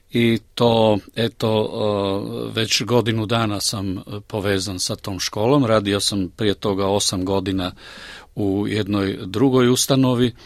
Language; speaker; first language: Croatian; native; Croatian